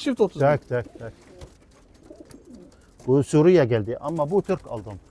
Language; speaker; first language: Turkish; non-native, learner; Arabic